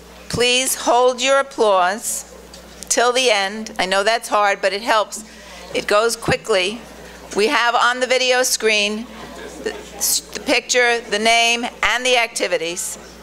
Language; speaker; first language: English; native; English